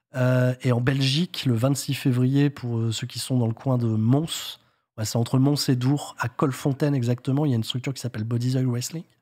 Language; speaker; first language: French; native; French